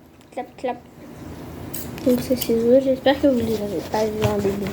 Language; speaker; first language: French; native; French